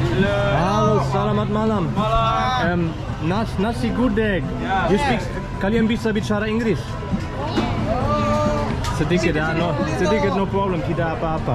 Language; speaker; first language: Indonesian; non-native, learner; German